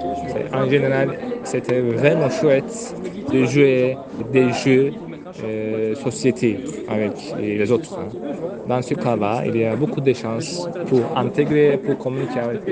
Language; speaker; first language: French; non-native, learner; Turkish